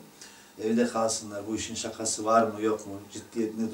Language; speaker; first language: Turkish; native; Turkish